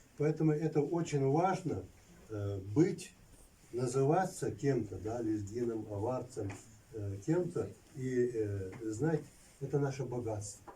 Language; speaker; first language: Russian; non-native, local second language; Lezghian